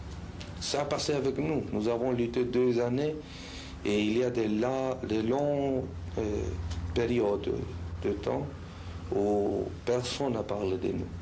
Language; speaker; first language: French; non-native, fluent; Spanish